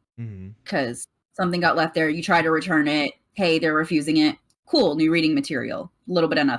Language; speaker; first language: English; native; English